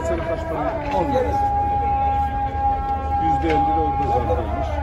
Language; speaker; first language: Turkish; native; Turkish